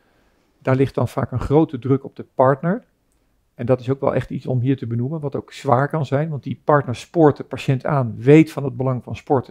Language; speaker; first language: Dutch; native; Dutch